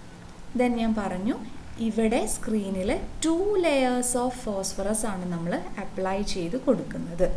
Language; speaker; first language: Malayalam; native; Malayalam